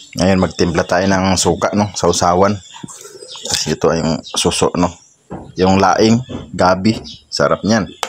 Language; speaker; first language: Filipino; non-native, local second language; Cebuano